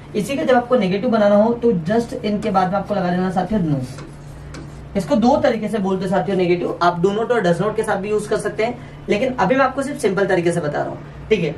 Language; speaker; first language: Hindi; native; Hindi